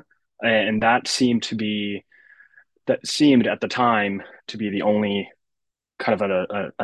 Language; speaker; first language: English; early bilingual, other home language; Japanese